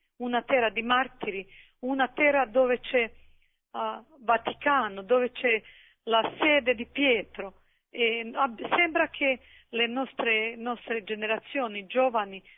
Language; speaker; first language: Italian; non-native, fluent; Croatian